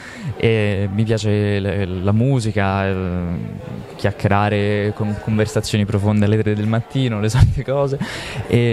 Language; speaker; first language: Italian; native; Italian